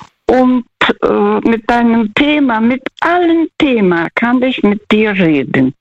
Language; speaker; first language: German; early bilingual, heritage; Russian